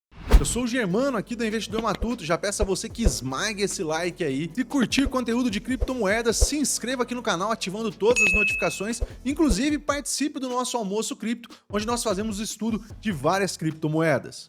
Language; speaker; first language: Portuguese; native; Portuguese